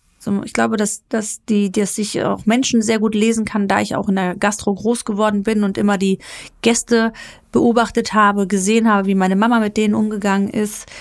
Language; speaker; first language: German; early bilingual, other home language; Greek